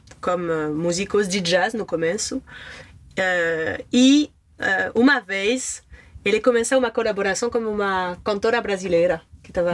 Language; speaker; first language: Portuguese; non-native, learner; French